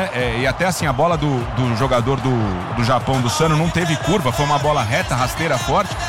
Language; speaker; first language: Portuguese; native; Portuguese